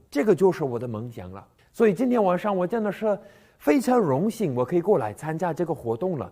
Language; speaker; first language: Chinese; non-native, fluent; English